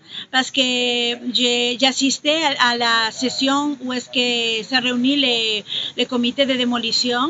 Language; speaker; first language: French; non-native, fluent; Spanish